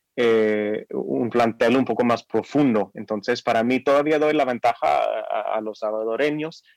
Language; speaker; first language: Spanish; non-native, fluent; English